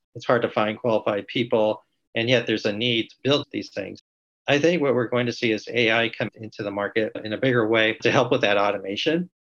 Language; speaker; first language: English; native; English